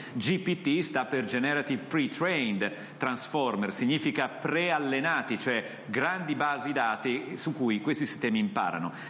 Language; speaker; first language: Italian; native; Italian